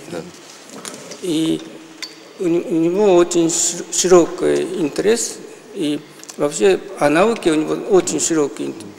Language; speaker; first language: Russian; non-native, fluent; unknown